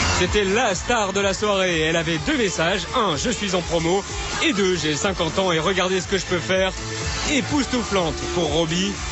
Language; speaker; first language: French; native; French